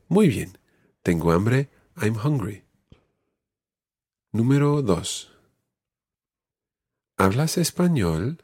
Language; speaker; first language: Spanish; non-native, fluent; English